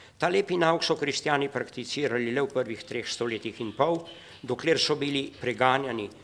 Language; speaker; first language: Slovenian; native; Slovenian